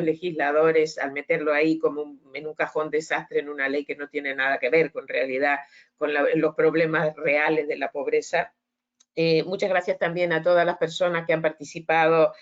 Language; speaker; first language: Spanish; native; Spanish